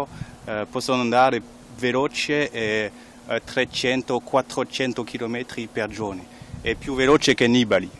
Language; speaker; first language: Italian; non-native, fluent; French